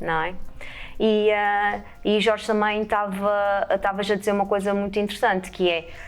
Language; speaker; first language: Portuguese; native; Portuguese